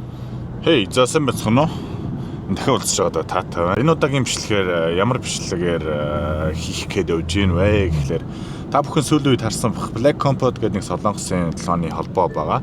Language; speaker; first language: Mongolian; native; Mongolian